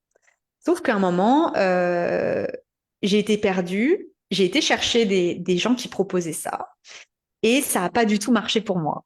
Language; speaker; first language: French; native; French